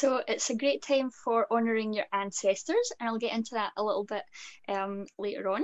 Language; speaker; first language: English; native; English